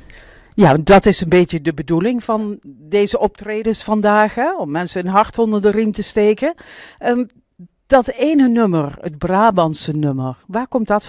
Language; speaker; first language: Dutch; native; Dutch